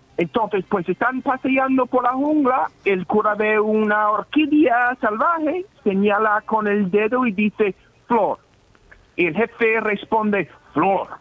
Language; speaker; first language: Spanish; non-native, fluent; English